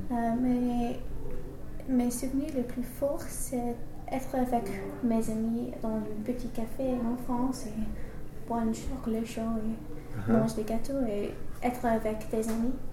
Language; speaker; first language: French; non-native, learner; English